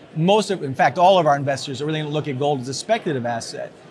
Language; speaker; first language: English; native; English